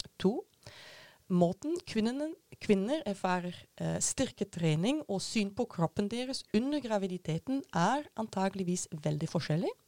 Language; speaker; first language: Norwegian; non-native, fluent; Dutch